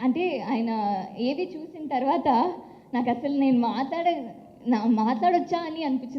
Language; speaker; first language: Telugu; non-native, local second language; Tamil